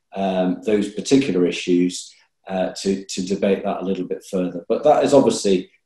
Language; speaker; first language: English; native; English